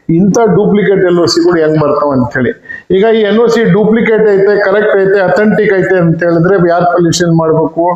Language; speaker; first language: Kannada; non-native, local second language; Urdu